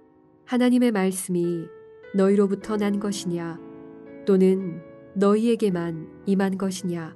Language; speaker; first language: Korean; native; Korean